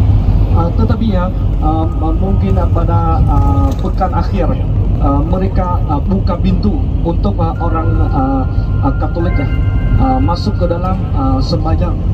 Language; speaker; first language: Indonesian; non-native, learner; Vietnamese